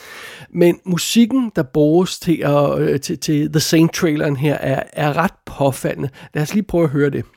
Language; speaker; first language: Danish; native; Danish